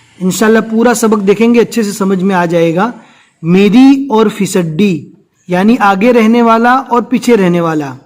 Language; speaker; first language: Urdu; non-native, local second language; Gujarati